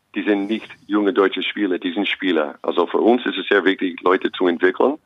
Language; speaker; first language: German; non-native, fluent; English